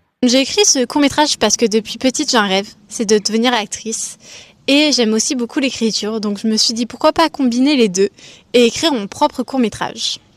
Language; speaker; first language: French; native; French